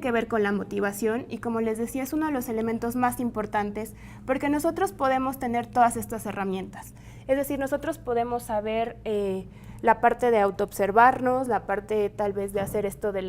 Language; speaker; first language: Spanish; native; Spanish